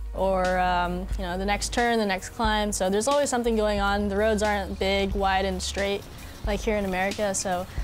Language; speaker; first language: English; native; English